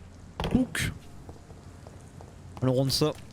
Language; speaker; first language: French; native; French